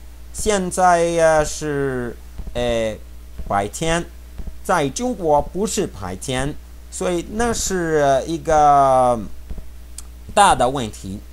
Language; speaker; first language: Chinese; non-native, learner; Portuguese